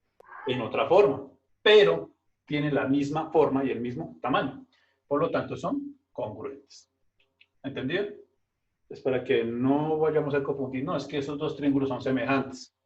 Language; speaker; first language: Spanish; native; Spanish